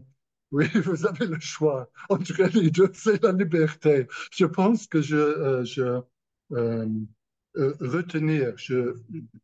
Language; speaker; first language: French; non-native, learner; English